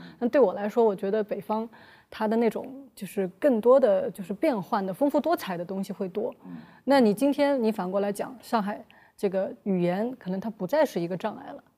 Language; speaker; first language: Chinese; native; Chinese